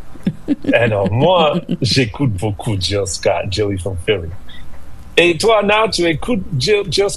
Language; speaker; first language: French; non-native, fluent; English